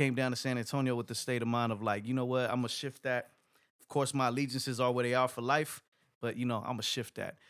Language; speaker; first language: English; early bilingual, other home language; Spanish